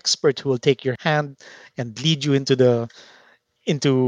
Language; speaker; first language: English; non-native, local second language; Filipino